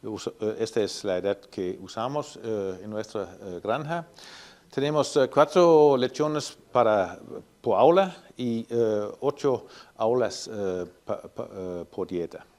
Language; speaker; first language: Spanish; non-native, fluent; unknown